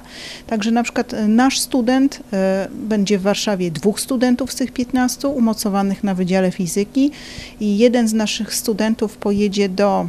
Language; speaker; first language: Polish; native; Polish